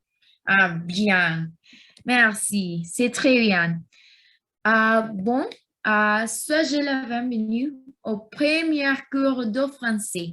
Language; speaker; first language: French; non-native, learner; Spanish